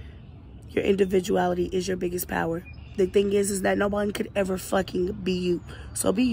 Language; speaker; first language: English; native; English